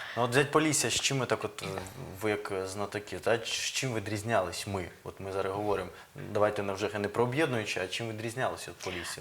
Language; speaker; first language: Ukrainian; native; Ukrainian